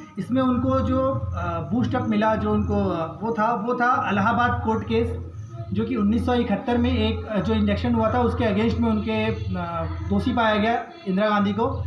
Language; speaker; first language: Hindi; native; Hindi